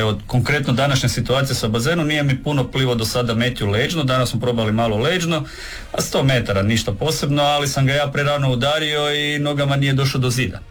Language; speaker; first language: Serbian; native; Serbian